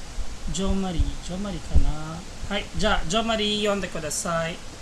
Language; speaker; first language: Japanese; non-native, fluent; Filipino